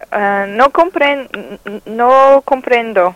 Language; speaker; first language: Spanish; non-native, learner; English